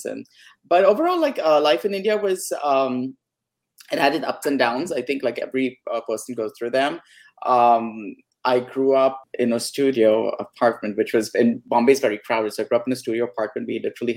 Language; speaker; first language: English; non-native, local second language; Hindi